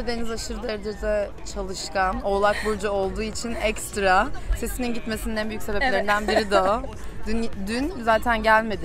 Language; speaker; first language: Turkish; native; Turkish